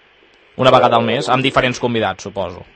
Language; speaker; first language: Catalan; native; Catalan